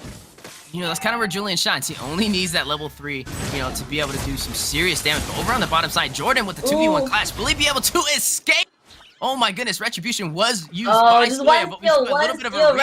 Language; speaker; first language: English; native; English